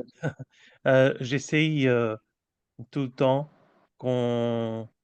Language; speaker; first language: French; non-native, fluent; Bangla